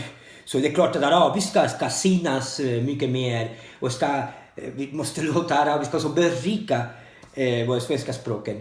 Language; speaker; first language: Swedish; non-native, learner; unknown